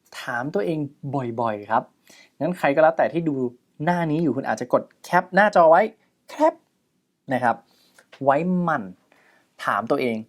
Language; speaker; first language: Thai; native; Thai